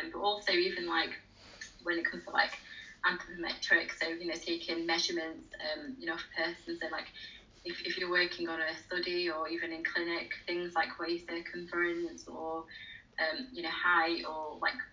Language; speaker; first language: English; native; English